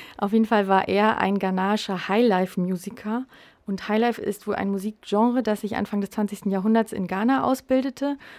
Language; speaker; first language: German; native; German